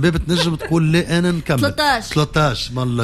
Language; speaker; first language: Arabic; native; Arabic